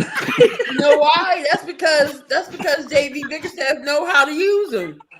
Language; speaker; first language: English; native; English